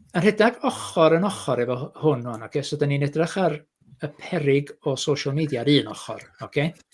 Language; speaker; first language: Welsh; native; Welsh